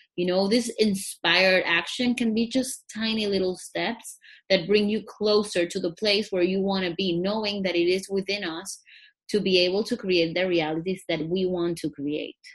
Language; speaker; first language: English; non-native, fluent; Spanish